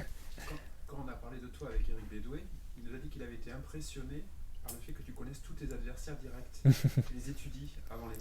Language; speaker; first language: French; native; French